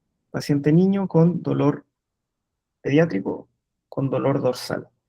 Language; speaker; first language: Spanish; native; Spanish